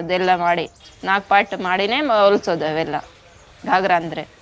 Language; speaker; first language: Kannada; non-native, local second language; Lambadi